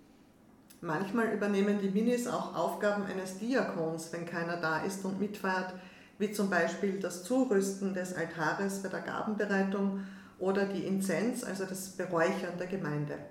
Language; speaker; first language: German; native; German